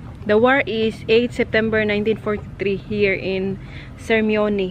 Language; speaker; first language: English; non-native, local second language; Cebuano